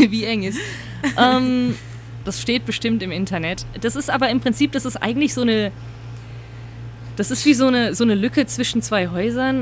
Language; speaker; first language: German; native; German